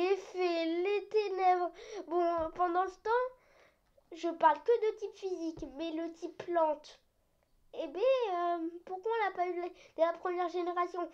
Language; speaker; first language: French; native; French